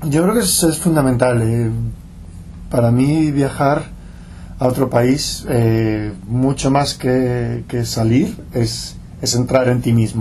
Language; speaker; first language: Spanish; non-native, local second language; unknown